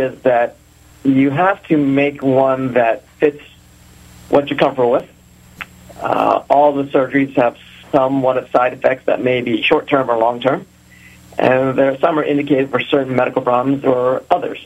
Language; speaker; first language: English; native; English